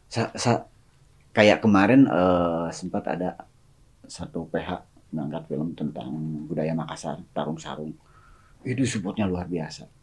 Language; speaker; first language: Indonesian; non-native, local second language; Sundanese